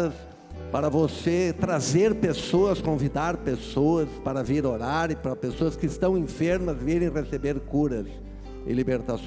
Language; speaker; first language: Portuguese; native; Portuguese